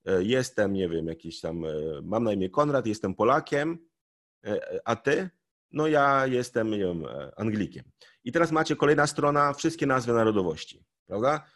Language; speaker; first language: Polish; native; Polish